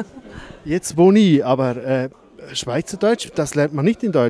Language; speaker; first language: German; native; German